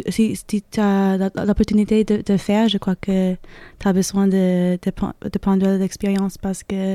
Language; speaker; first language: French; non-native, learner; English